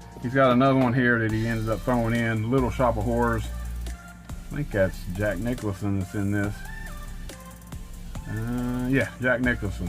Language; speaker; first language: English; native; English